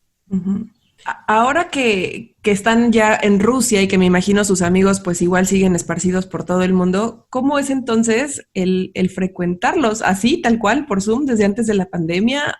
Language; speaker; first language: Spanish; native; Spanish